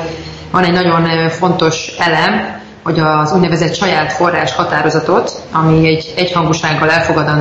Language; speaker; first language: Hungarian; native; Hungarian